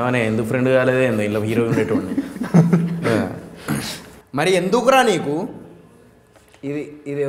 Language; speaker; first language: Telugu; native; Telugu